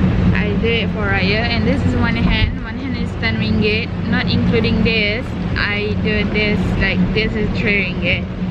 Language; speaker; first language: English; non-native, local second language; Malay